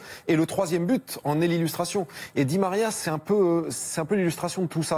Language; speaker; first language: French; native; French